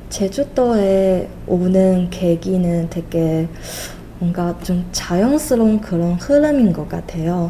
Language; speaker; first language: Korean; non-native, fluent; Chinese